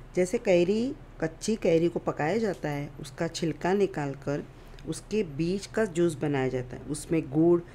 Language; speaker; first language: Hindi; non-native, local second language; Marathi